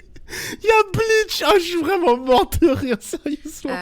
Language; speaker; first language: French; native; French